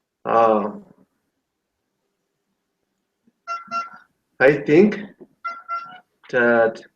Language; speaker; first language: English; non-native, learner; Spanish